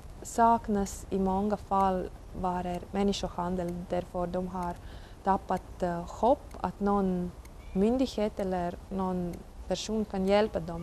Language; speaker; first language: Swedish; non-native, fluent; Latvian